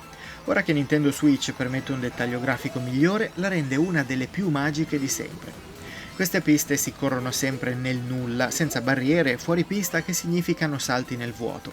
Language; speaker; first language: Italian; native; Italian